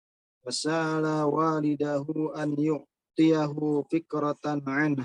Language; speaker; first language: Arabic; non-native, learner; Indonesian